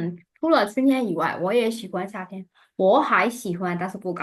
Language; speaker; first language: Chinese; non-native, fluent; Burmese